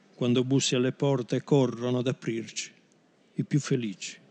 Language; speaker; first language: Italian; native; Italian